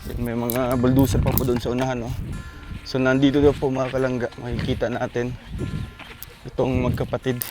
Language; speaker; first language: Filipino; non-native, local second language; Cebuano